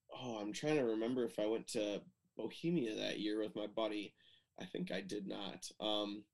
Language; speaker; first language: English; native; English